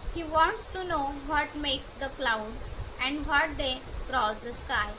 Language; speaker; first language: English; non-native, local second language; Marathi